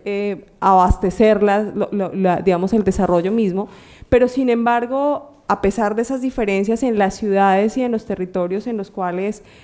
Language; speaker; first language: Spanish; native; Spanish